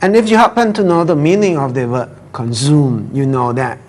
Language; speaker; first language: English; non-native, fluent; Thai